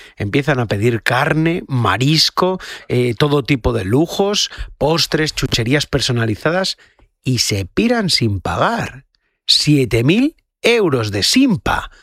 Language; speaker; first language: Spanish; native; Spanish